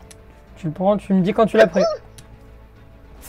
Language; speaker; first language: French; native; French